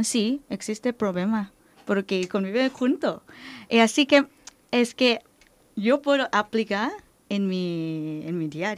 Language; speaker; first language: Spanish; non-native, learner; Thai